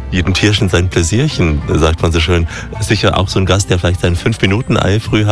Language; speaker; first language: German; native; German